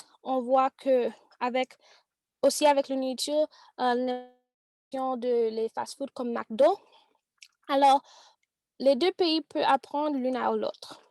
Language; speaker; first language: French; non-native, learner; English